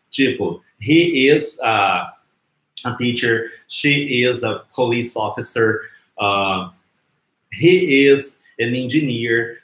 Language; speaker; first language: English; non-native, fluent; Portuguese